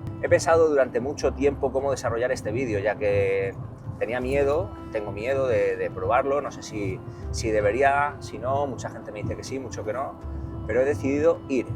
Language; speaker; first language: Spanish; native; Spanish